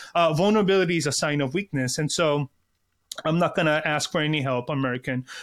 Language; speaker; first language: English; early bilingual, other home language; Korean